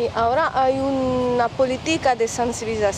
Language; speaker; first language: Portuguese; non-native, learner; Arabic